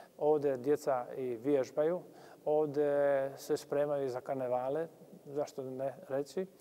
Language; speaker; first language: Croatian; non-native, local second language; Albanian